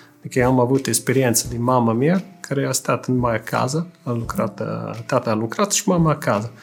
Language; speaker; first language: Romanian; non-native, fluent; Italian